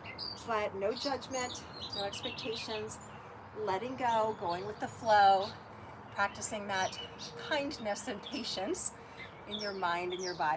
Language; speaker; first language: English; native; English